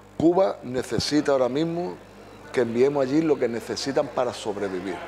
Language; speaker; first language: Spanish; native; Spanish